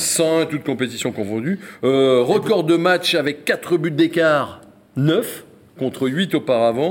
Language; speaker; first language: French; native; French